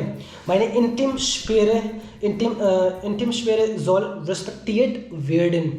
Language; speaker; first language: German; non-native, learner; Hindi